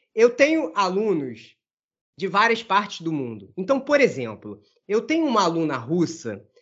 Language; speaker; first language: Portuguese; native; Portuguese